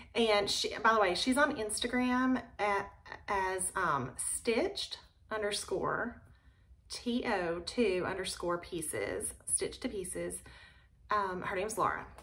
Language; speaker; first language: English; native; English